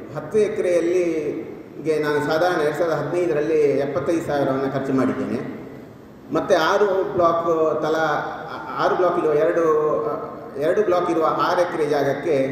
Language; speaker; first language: Kannada; native; Kannada